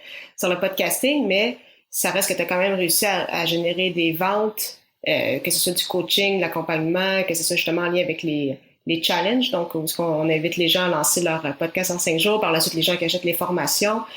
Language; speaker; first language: French; native; French